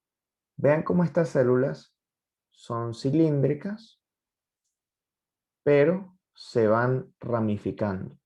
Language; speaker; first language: Spanish; native; Spanish